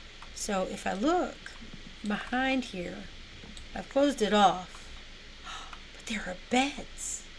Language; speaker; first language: English; native; English